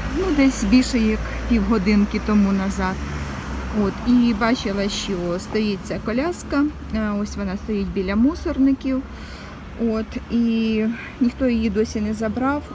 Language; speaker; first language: Ukrainian; non-native, local second language; Russian